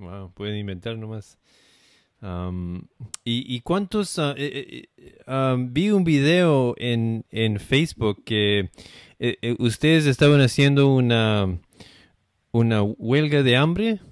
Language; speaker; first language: Spanish; non-native, fluent; English